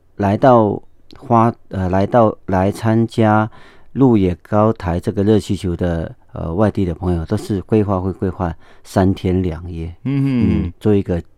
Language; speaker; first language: Chinese; non-native, local second language; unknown